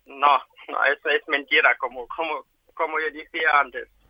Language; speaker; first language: Spanish; non-native, learner; Ukrainian